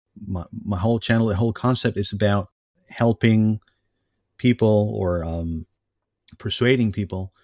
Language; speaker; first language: English; non-native, fluent; Spanish